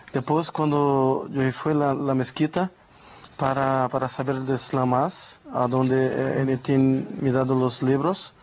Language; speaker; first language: Spanish; non-native, learner; Portuguese